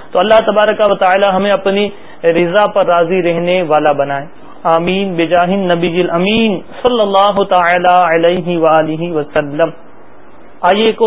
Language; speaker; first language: Urdu; native; Urdu